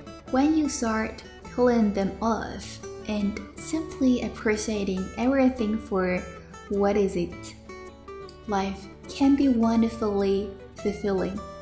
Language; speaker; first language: English; non-native, fluent; Chinese